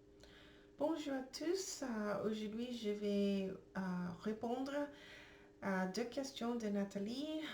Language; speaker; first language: French; non-native, learner; English